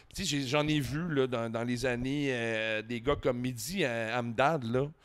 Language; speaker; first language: French; native; French